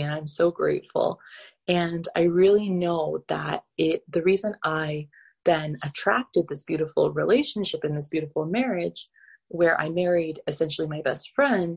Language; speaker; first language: English; native; English